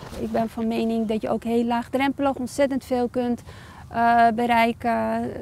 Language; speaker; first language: Dutch; early bilingual, other home language; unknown